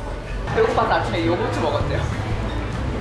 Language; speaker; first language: Korean; native; Korean